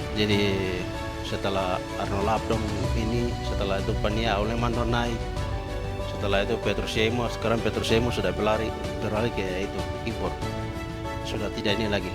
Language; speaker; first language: Indonesian; non-native, local second language; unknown